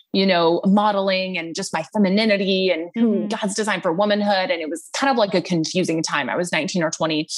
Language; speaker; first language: English; native; English